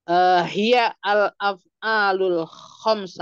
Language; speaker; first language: Arabic; non-native, learner; Indonesian